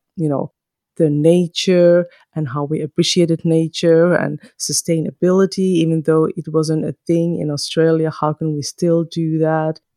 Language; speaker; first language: English; non-native, fluent; Finnish